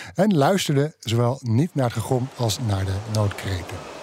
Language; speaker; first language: Dutch; native; Dutch